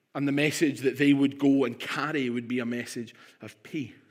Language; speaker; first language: English; native; English